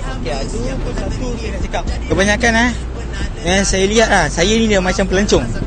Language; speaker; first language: Malay; native; Malay